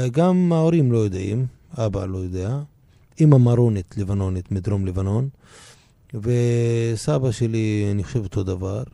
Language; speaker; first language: Hebrew; non-native, local second language; Arabic